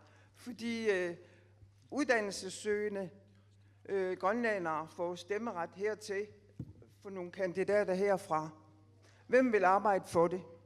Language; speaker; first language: Danish; non-native, local second language; Kalaallisut